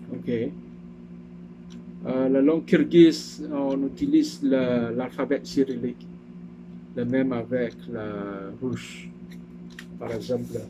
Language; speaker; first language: French; non-native, learner; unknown